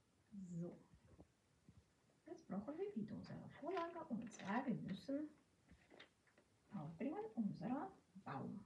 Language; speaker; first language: German; non-native, fluent; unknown